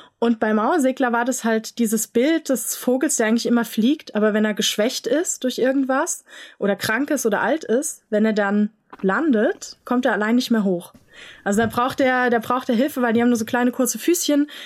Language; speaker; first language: German; native; German